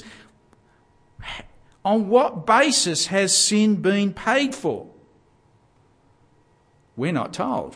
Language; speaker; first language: English; native; English